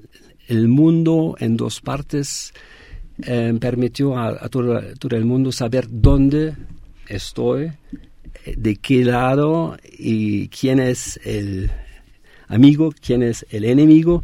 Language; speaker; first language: Spanish; non-native, fluent; German